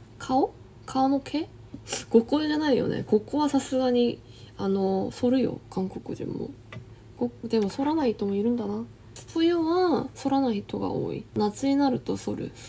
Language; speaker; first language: Japanese; non-native, fluent; Korean